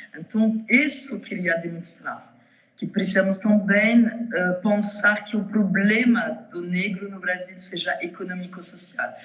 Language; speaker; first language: Portuguese; non-native, fluent; French